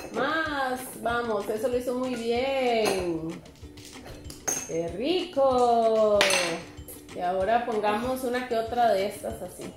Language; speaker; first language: Spanish; native; Spanish